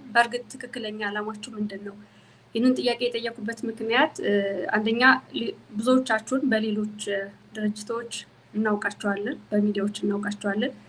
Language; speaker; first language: Amharic; native; Amharic